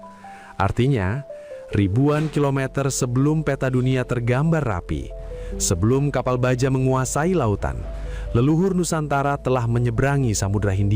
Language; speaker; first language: Indonesian; native; Indonesian